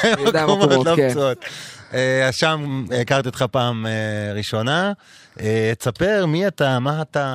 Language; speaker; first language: Hebrew; native; Hebrew